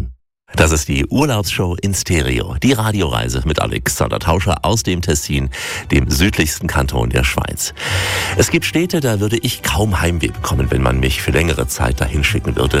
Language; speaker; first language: German; native; German